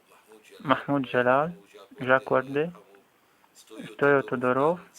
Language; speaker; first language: French; non-native, fluent; Arabic